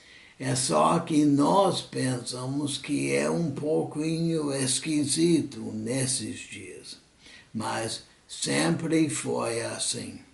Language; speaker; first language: Portuguese; non-native, fluent; English